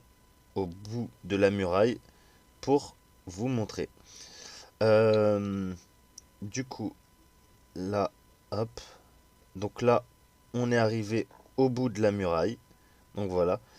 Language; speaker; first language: French; native; French